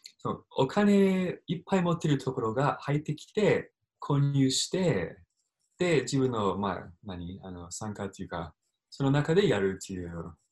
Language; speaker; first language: Japanese; non-native, fluent; English